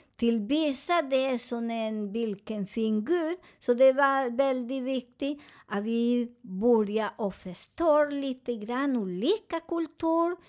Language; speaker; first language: Swedish; non-native, fluent; Spanish